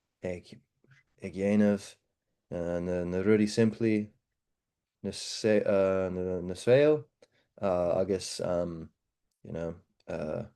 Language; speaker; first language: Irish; non-native, learner; English